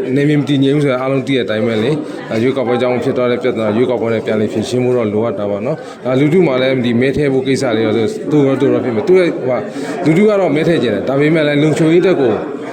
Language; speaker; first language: Burmese; non-native, local second language; Shan